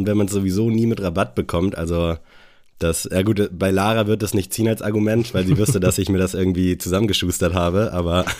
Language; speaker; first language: German; native; German